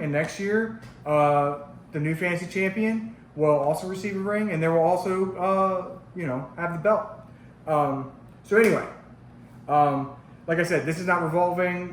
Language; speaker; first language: English; native; English